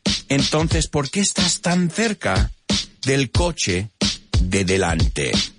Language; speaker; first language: Spanish; early bilingual, heritage; Spanish